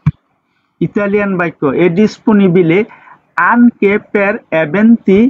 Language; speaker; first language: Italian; non-native, fluent; Bangla